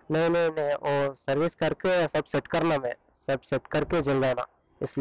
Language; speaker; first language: Hindi; non-native, local second language; Telugu